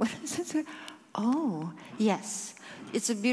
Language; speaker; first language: English; early bilingual, other home language; Norwegian